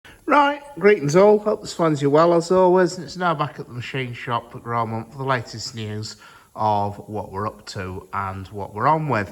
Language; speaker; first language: English; native; English